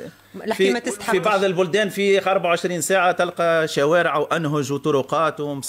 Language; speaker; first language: Arabic; native; Arabic